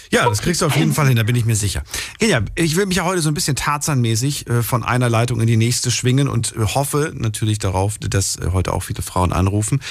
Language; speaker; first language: German; native; German